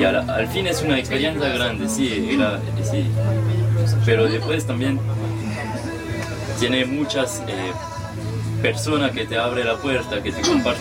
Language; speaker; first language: Spanish; non-native, learner; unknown